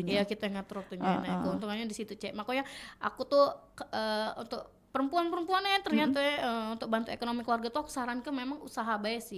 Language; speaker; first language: Indonesian; native; Indonesian